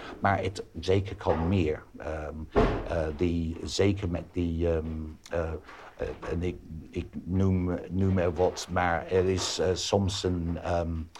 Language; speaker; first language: Dutch; non-native, fluent; English